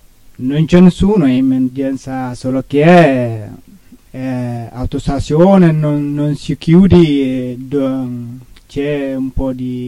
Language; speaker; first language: Italian; non-native, learner; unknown